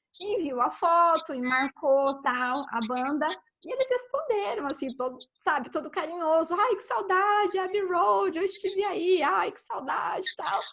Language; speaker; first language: Portuguese; native; Portuguese